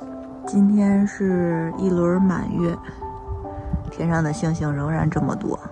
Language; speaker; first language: Chinese; native; Chinese